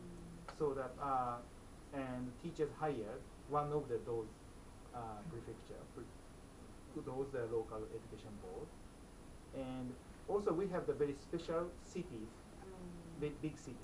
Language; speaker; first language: English; non-native, fluent; Japanese